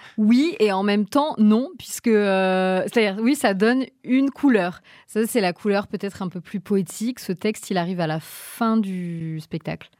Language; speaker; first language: French; native; French